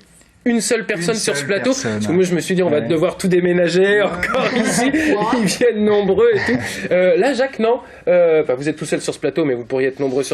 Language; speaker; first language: French; native; French